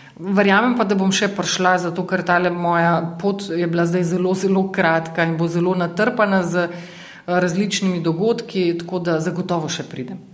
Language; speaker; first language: Slovenian; native; Slovenian